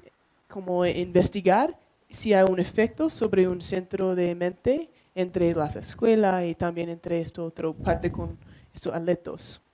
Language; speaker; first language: Spanish; non-native, learner; English